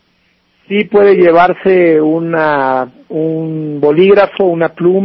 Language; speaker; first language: Spanish; native; Spanish